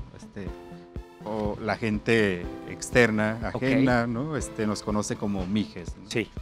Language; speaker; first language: Spanish; non-native, local second language; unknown